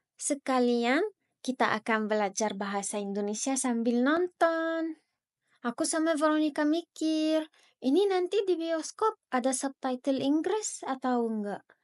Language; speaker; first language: Indonesian; non-native, fluent; Arabic